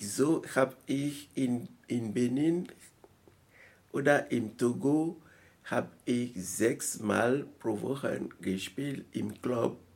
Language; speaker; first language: German; non-native, learner; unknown